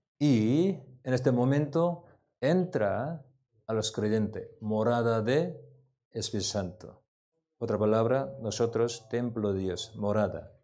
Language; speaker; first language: Spanish; non-native, learner; Korean